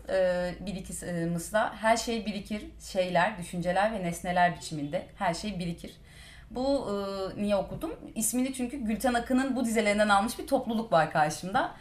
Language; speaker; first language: Turkish; native; Turkish